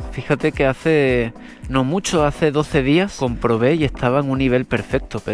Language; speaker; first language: Spanish; native; Spanish